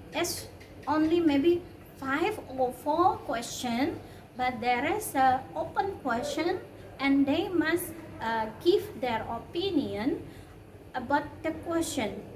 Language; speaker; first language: English; non-native, learner; Indonesian